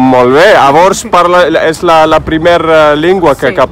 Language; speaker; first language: Catalan; non-native, fluent; Arabic